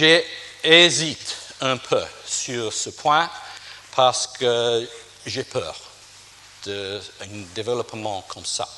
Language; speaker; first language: French; non-native, fluent; English